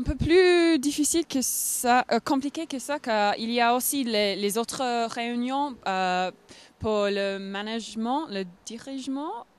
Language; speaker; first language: French; non-native, fluent; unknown